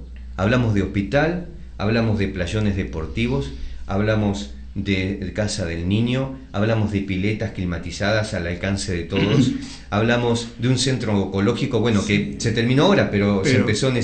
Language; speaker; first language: Spanish; native; Spanish